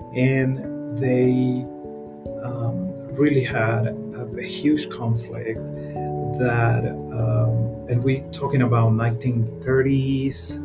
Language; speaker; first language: English; non-native, fluent; Spanish